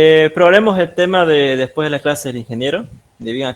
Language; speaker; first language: Spanish; native; Spanish